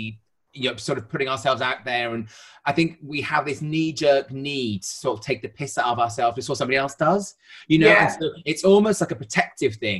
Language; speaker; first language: English; native; English